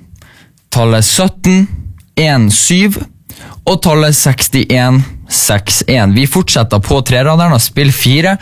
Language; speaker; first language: Norwegian; native; Norwegian